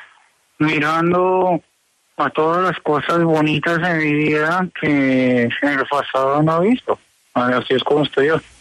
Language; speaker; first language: Spanish; early bilingual, heritage; Spanish